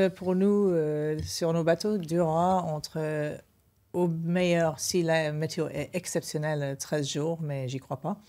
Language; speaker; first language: French; non-native, fluent; English